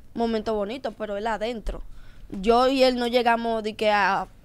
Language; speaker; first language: Spanish; native; Spanish